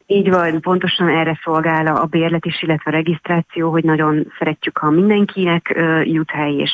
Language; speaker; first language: Hungarian; native; Hungarian